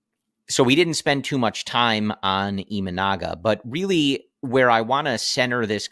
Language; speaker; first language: English; native; English